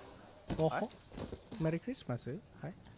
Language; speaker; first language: Japanese; non-native, learner; English